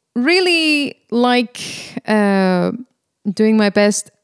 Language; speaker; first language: English; non-native, fluent; Spanish